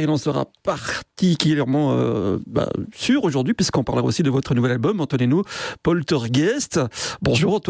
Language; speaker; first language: French; native; French